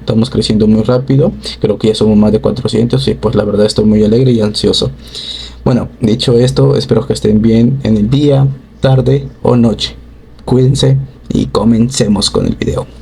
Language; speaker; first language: Spanish; native; Spanish